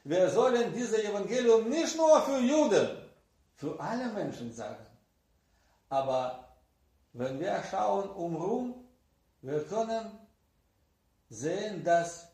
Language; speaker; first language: German; non-native, learner; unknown